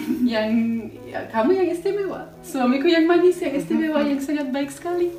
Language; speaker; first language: Indonesian; non-native, fluent; German